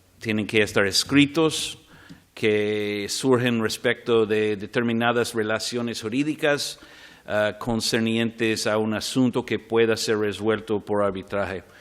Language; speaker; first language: Spanish; non-native, fluent; English